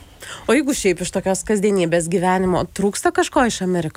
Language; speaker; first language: Lithuanian; native; Lithuanian